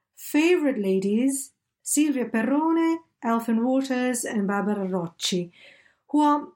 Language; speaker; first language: English; native; English